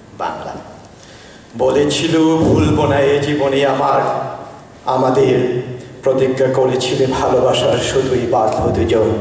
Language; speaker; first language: Bangla; non-native, local second language; Manipuri